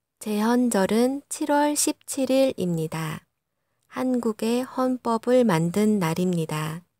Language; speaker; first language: Korean; non-native, learner; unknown